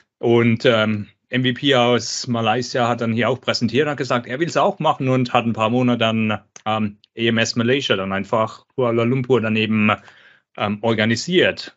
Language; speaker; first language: German; native; German